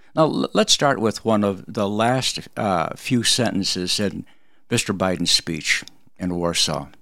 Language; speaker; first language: English; early bilingual, other home language; Polish